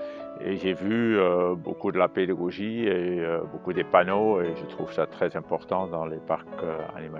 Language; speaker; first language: French; non-native, fluent; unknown